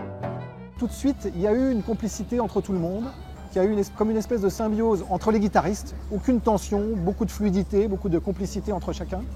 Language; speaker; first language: French; native; French